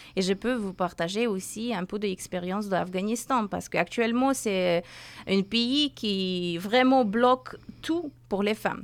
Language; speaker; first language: French; non-native, learner; Persian